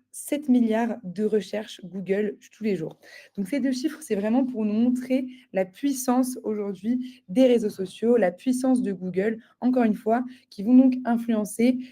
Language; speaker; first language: French; native; French